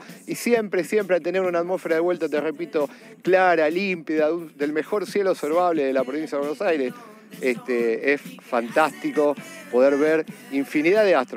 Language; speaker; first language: Spanish; native; Spanish